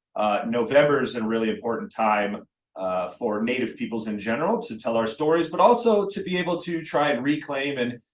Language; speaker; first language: English; native; English